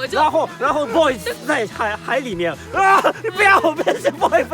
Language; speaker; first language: Chinese; non-native, fluent; Japanese